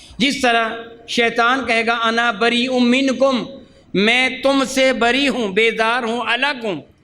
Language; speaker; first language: Urdu; non-native, local second language; Punjabi